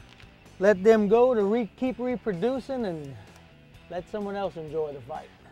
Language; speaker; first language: English; native; English